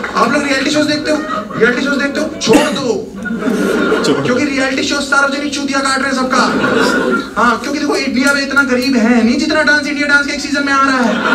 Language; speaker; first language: Hindi; native; Hindi